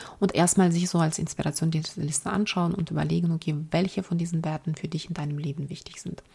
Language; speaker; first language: German; non-native, fluent; Ukrainian